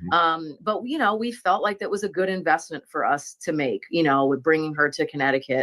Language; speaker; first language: English; native; English